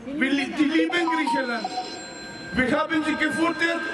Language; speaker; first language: German; non-native, fluent; Greek